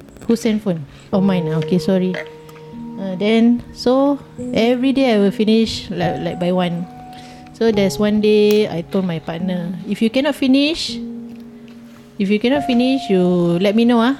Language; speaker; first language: English; non-native, local second language; Malay